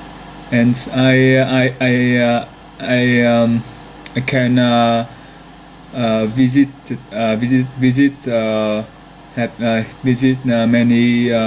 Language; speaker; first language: English; non-native, learner; Vietnamese